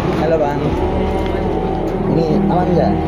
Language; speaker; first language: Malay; non-native, learner; Bangla